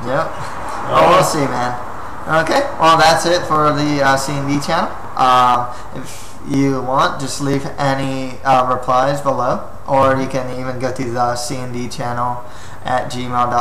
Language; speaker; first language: English; native; English